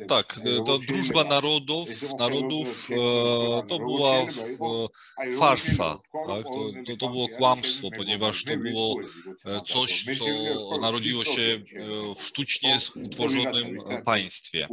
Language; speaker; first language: Polish; non-native, fluent; Georgian